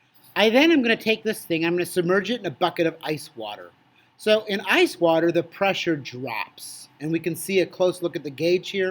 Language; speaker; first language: English; native; English